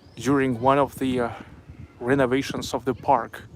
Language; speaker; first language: English; non-native, fluent; Russian